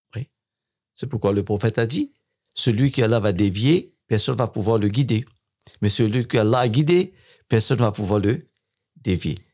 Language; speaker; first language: French; non-native, fluent; English